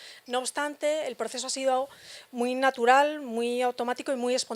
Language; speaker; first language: Spanish; native; Spanish